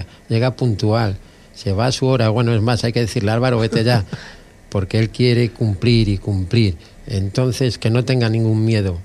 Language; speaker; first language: Spanish; native; Spanish